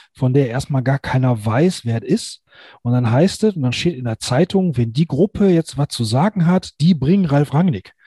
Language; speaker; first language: German; native; German